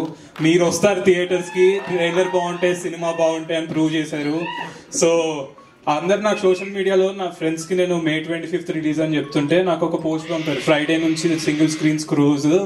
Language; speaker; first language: Telugu; native; Telugu